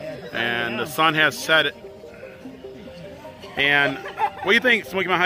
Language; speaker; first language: English; native; English